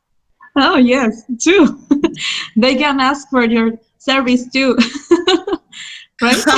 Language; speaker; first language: English; non-native, fluent; Spanish